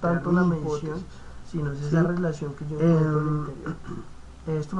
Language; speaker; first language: Spanish; native; Spanish